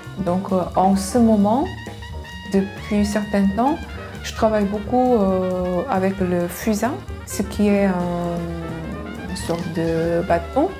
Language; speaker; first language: French; non-native, fluent; Korean